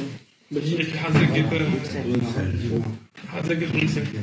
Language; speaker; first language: Hebrew; non-native, learner; French